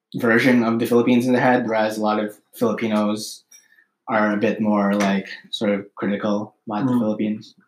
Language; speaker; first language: English; early bilingual, other home language; Filipino